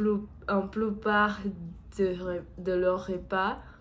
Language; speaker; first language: French; non-native, learner; Portuguese